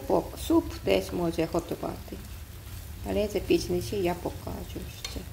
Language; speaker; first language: Ukrainian; non-native, learner; Korean